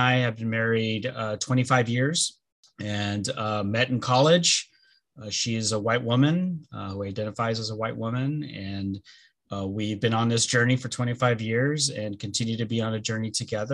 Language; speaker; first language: English; early bilingual, other home language; Spanish